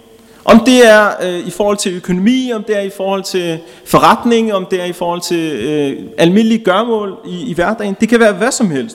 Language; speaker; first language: Danish; early bilingual, other home language; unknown